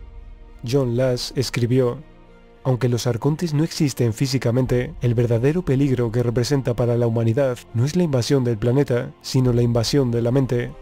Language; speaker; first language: Spanish; native; Spanish